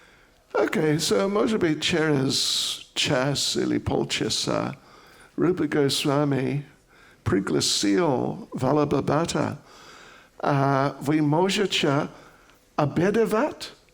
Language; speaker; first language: Russian; non-native, learner; English